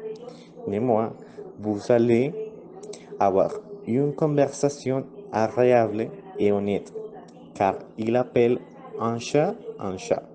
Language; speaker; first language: French; non-native, learner; Spanish